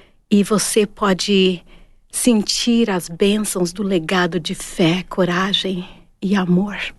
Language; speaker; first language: Portuguese; early bilingual, other home language; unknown